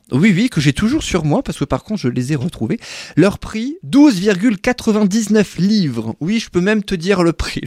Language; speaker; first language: French; native; French